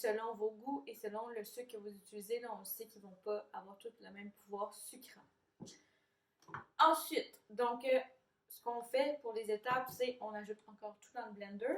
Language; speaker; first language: French; native; French